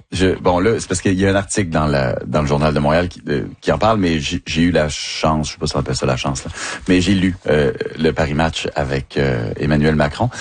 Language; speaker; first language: French; native; French